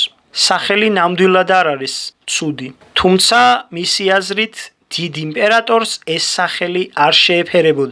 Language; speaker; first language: Georgian; native; Georgian